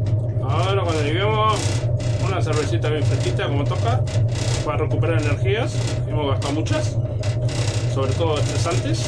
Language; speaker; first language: Spanish; native; Spanish